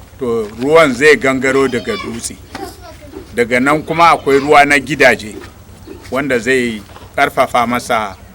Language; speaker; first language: Hausa; non-native, local second language; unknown